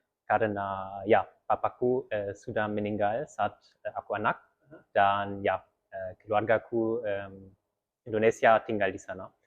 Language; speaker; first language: Indonesian; early bilingual, heritage; German